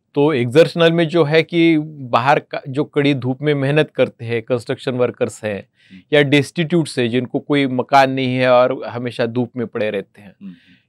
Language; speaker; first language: Hindi; non-native, local second language; Marathi